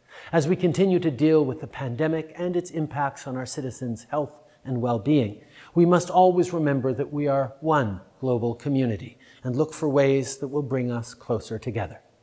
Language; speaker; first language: English; early bilingual, other home language; French